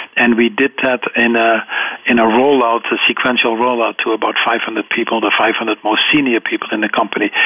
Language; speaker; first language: English; non-native, fluent; Dutch